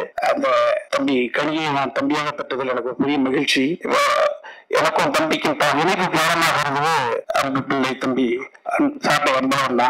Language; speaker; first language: Tamil; native; Tamil